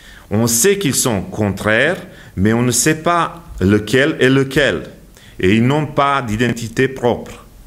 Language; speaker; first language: French; non-native, fluent; Serbian